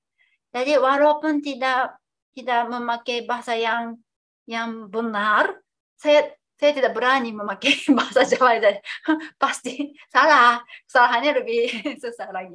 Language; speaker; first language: Indonesian; non-native, fluent; Japanese